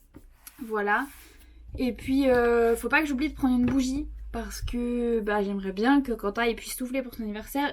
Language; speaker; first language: French; native; French